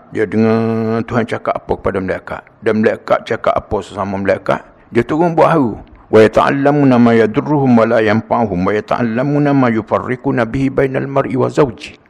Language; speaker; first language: Malay; native; Malay